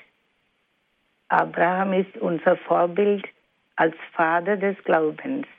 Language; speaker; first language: German; non-native, fluent; Malayalam